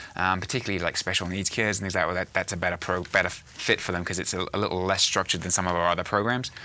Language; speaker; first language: English; native; English